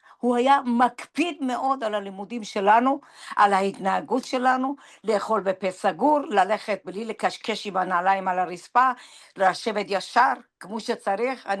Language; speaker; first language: Hebrew; non-native, fluent; Persian